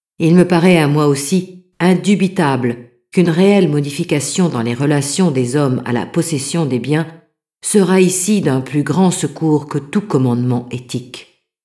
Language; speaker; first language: French; native; French